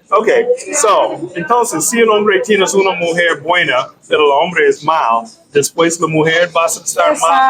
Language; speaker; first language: Spanish; non-native, learner; English